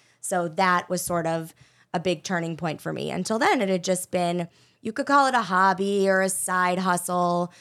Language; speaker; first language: English; native; English